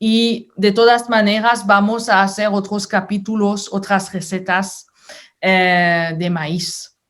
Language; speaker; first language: Spanish; non-native, fluent; French